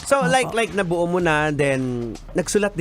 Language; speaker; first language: Filipino; native; Filipino